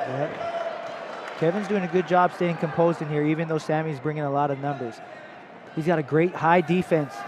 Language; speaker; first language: English; native; English